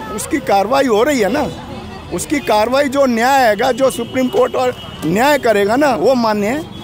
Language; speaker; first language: Hindi; native; Hindi